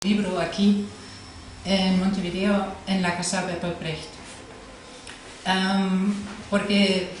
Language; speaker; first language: Spanish; non-native, fluent; German